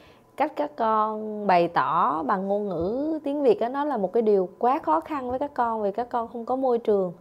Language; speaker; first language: Vietnamese; native; Vietnamese